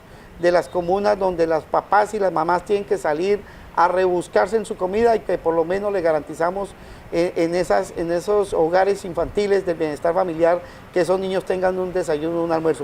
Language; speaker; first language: Spanish; native; Spanish